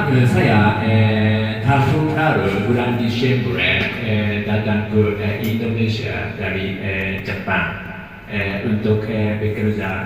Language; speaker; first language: Indonesian; non-native, learner; Japanese